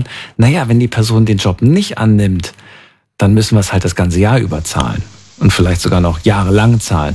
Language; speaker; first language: German; native; German